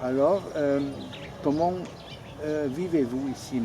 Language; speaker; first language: French; non-native, fluent; German